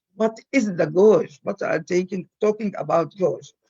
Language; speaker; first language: English; non-native, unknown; Arabic